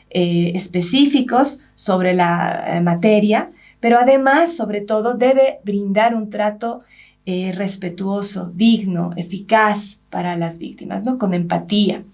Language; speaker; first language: Spanish; native; Spanish